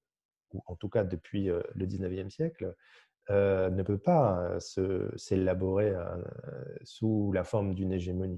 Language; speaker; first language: French; native; French